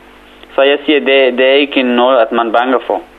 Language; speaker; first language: Danish; non-native, learner; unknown